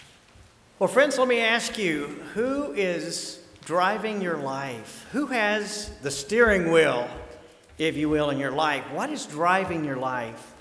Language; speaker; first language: English; native; English